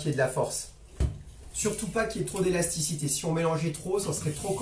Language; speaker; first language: French; native; French